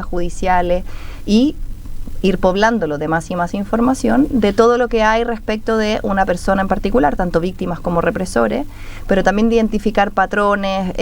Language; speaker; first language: Spanish; native; Spanish